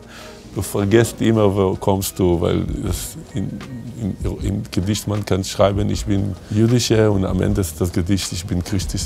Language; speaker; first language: German; non-native, learner; Hebrew